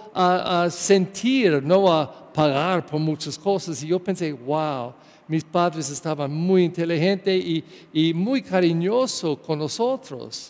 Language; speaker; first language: Spanish; non-native, learner; English